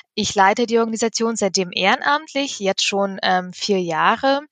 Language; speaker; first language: German; early bilingual, other home language; Russian